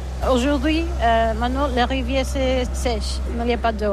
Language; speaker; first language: French; non-native, learner; Catalan